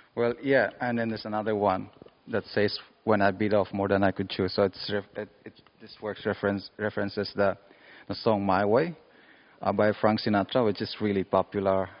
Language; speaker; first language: English; non-native, local second language; Cebuano